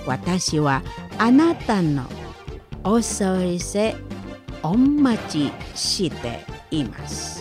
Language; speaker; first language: Japanese; non-native, fluent; Indonesian